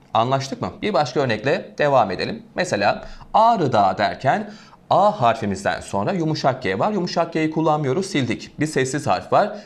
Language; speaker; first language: Turkish; native; Turkish